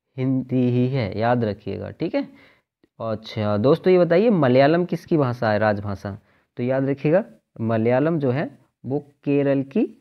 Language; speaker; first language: Hindi; native; Hindi